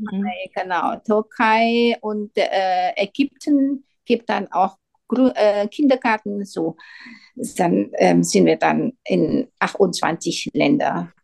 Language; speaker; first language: German; non-native, learner; Indonesian